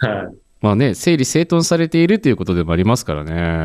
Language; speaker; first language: Japanese; native; Japanese